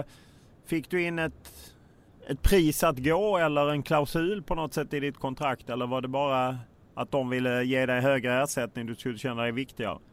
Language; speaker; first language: Swedish; native; Swedish